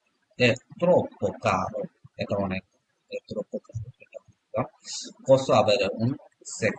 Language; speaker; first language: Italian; non-native, learner; Bangla